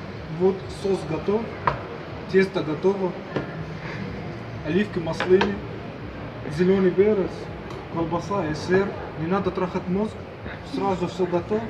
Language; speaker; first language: Russian; non-native, learner; Arabic